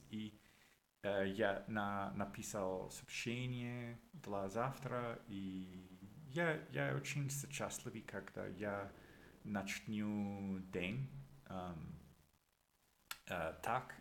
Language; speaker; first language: Russian; non-native, learner; English